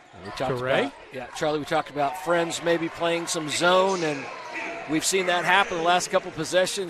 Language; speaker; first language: English; native; English